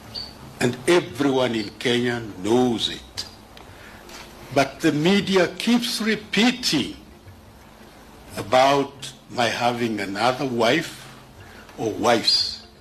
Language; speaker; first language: English; non-native, local second language; Kikuyu